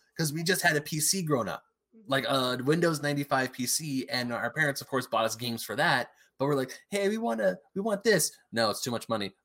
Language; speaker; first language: English; native; English